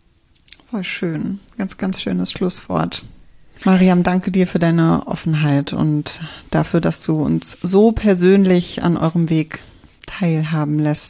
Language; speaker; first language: German; native; German